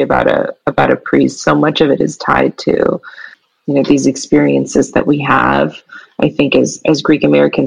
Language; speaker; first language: English; native; English